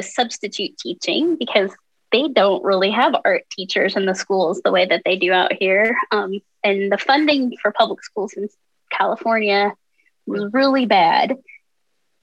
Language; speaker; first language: English; native; English